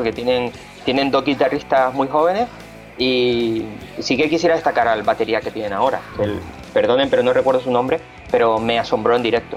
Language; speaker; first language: Spanish; native; Spanish